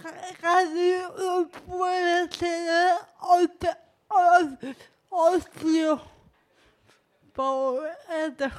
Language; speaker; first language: Spanish; non-native, learner; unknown